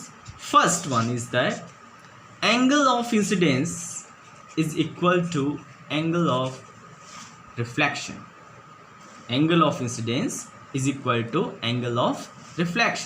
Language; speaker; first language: English; non-native, local second language; Hindi